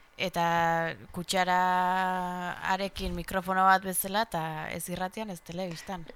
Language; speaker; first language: Basque; native; Basque